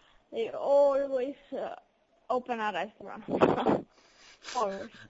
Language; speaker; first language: English; non-native, learner; Italian